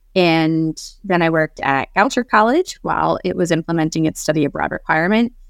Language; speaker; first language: English; native; English